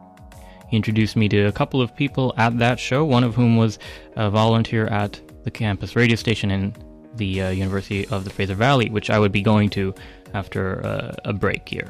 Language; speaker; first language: English; native; English